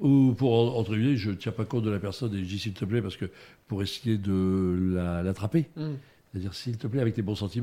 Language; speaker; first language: French; native; French